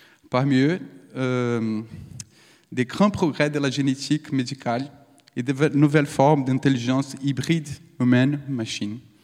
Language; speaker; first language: French; non-native, fluent; Portuguese